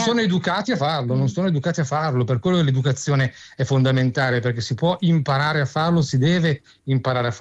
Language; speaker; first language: Italian; native; Italian